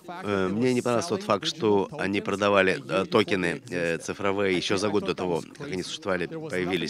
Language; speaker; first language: Russian; native; Russian